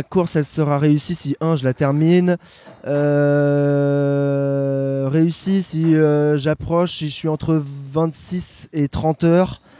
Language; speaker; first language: French; native; French